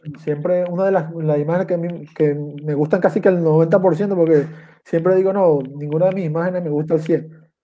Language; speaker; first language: Spanish; native; Spanish